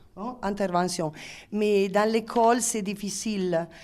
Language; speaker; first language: French; non-native, learner; Italian